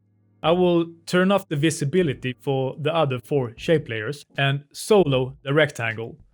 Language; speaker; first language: English; non-native, fluent; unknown